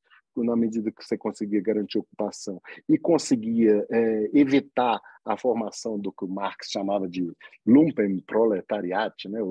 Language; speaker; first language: Portuguese; native; Portuguese